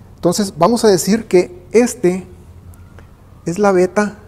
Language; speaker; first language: Spanish; native; Spanish